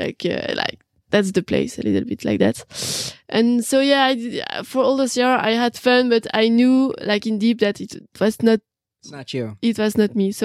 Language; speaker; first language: English; non-native, fluent; French